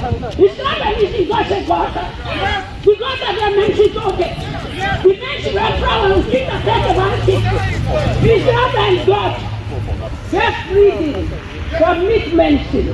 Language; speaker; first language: German; non-native, learner; Yoruba